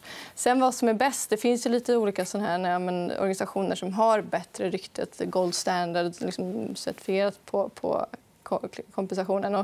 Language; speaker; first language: Swedish; native; Swedish